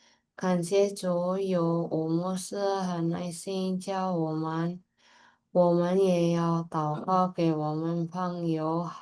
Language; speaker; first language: Chinese; non-native, learner; Indonesian